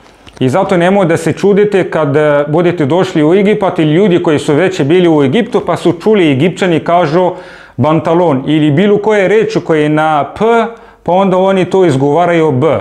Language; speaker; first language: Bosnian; non-native, fluent; Arabic